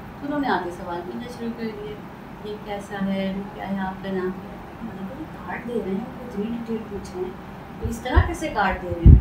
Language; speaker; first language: Urdu; native; Urdu